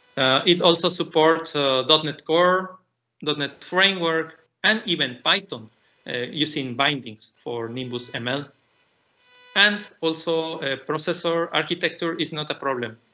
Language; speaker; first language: English; non-native, fluent; Spanish